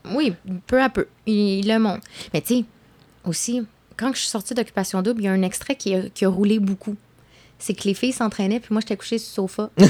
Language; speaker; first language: French; native; French